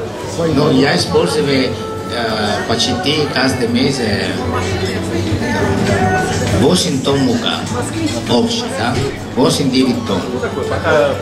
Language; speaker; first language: Russian; non-native, learner; Italian